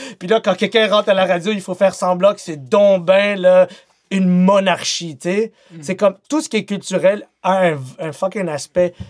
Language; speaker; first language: French; native; French